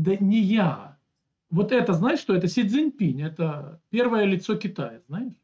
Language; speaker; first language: Russian; native; Russian